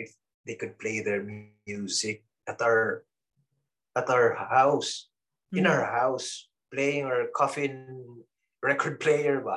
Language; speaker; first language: English; non-native, local second language; Cebuano